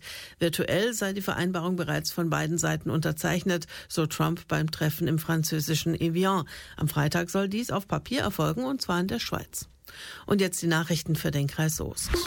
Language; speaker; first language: German; native; German